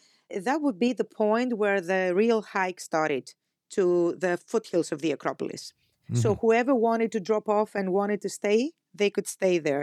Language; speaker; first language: English; non-native, fluent; Greek